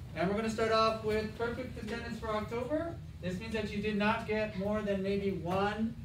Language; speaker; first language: English; native; English